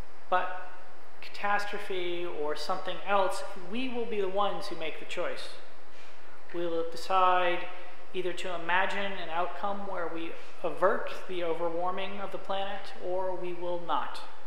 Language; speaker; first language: English; native; English